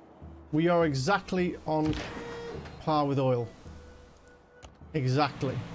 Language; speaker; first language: English; native; English